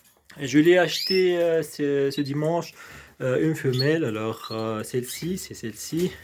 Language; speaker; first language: French; non-native, local second language; Arabic